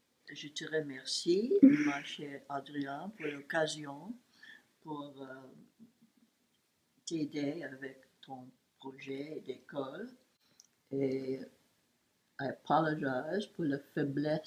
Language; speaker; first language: French; non-native, learner; English